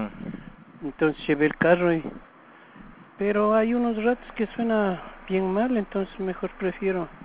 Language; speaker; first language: Spanish; native; Spanish